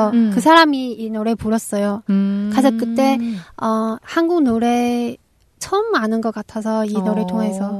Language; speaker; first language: Korean; non-native, learner; Chinese